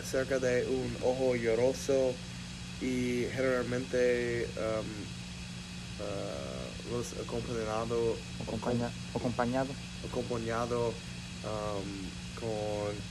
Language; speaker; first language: Spanish; non-native, learner; English